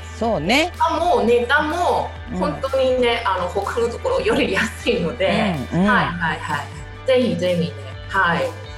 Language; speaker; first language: Japanese; non-native, fluent; Chinese